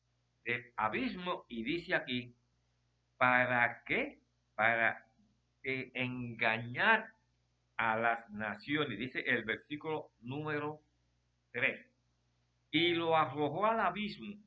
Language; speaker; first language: Spanish; native; Spanish